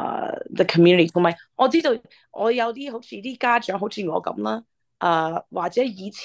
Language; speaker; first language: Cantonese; early bilingual, heritage; English